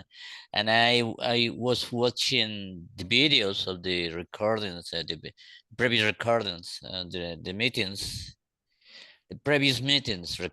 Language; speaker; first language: English; non-native, learner; Spanish